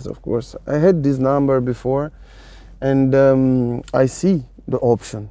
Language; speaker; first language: English; non-native, fluent; Portuguese